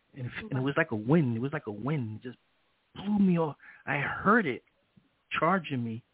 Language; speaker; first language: English; early bilingual, other home language; Spanish